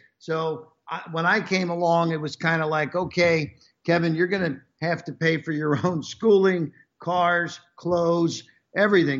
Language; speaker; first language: English; native; English